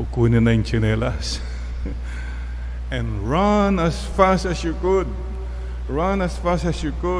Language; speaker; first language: English; non-native, local second language; Iloko